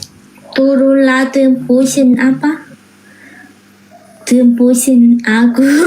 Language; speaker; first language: Indonesian; non-native, learner; Vietnamese